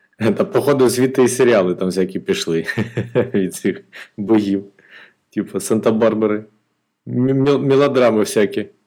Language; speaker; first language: Ukrainian; non-native, local second language; Russian